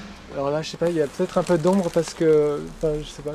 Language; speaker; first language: French; native; French